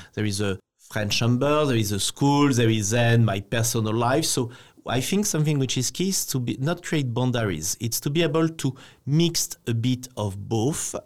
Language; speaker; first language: English; non-native, fluent; French